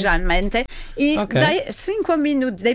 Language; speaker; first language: Portuguese; non-native, fluent; French